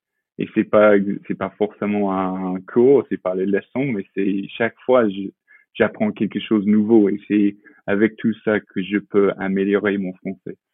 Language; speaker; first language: French; non-native, fluent; English